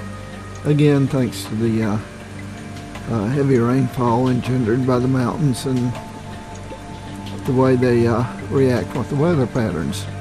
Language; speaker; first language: English; native; English